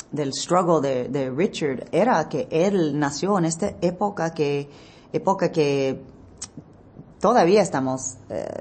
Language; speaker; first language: Spanish; non-native, learner; English